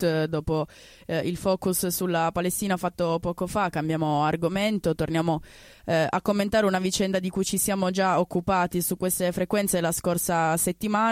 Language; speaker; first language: Italian; native; Italian